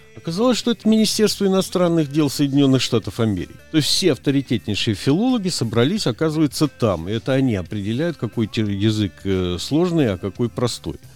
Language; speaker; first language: Russian; native; Russian